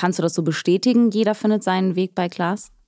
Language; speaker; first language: German; native; German